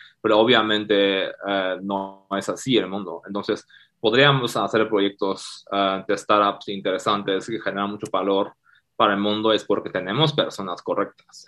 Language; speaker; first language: Spanish; non-native, fluent; Chinese